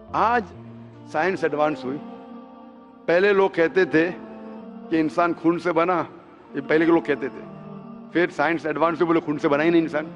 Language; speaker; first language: Hindi; non-native, local second language; Konkani